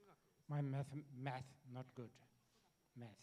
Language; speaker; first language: English; non-native, learner; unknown